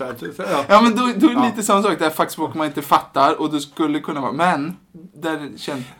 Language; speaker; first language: Swedish; native; Swedish